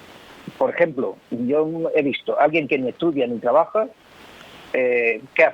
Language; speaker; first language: Spanish; native; Spanish